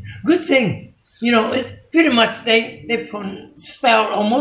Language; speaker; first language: English; non-native, fluent; Vietnamese